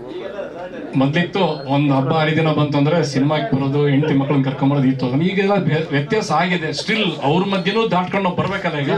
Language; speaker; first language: Kannada; native; Kannada